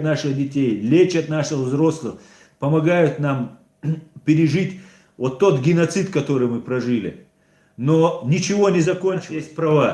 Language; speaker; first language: Russian; non-native, local second language; Chechen